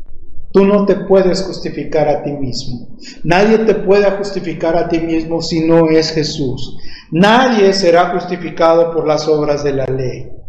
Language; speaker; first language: Spanish; native; Spanish